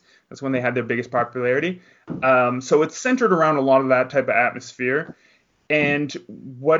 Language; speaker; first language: English; native; English